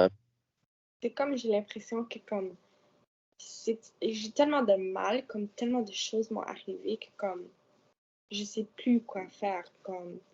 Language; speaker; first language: French; non-native, local second language; English